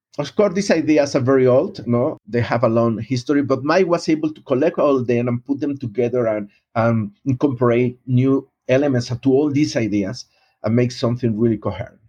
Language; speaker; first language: English; non-native, fluent; Spanish